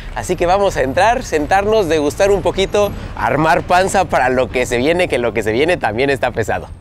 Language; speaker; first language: Spanish; native; Spanish